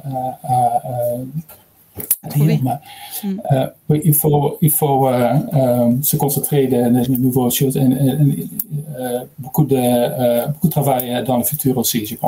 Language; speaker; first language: French; non-native, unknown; Dutch